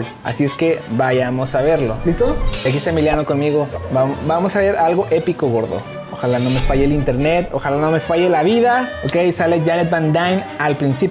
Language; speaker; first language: Spanish; native; Spanish